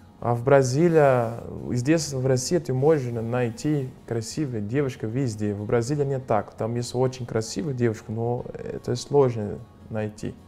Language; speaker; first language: Russian; non-native, fluent; Portuguese